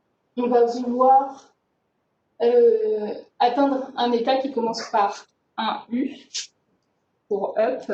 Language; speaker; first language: French; native; French